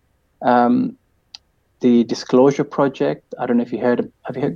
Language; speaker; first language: English; native; English